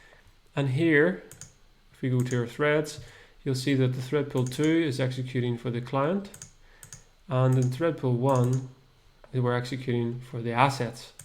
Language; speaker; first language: English; native; English